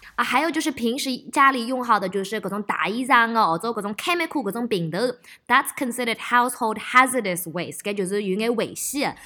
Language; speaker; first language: Chinese; early bilingual, heritage; Chinese